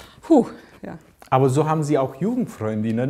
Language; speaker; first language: German; native; German